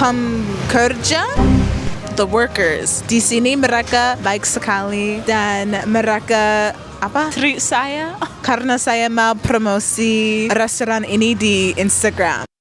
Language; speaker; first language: Indonesian; non-native, learner; English